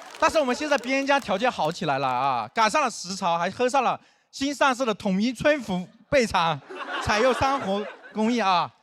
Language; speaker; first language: Chinese; non-native, local second language; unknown